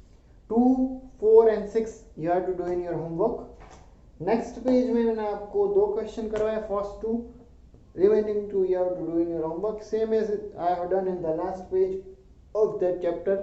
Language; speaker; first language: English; non-native, local second language; Hindi